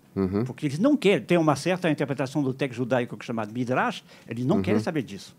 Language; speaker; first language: Portuguese; non-native, fluent; French